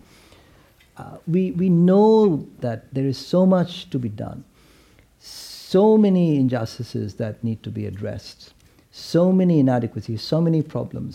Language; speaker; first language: English; non-native, local second language; Hindi